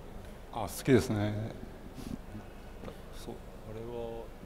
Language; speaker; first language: Japanese; native; Japanese